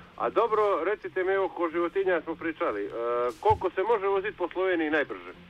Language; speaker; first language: Serbian; native; Serbian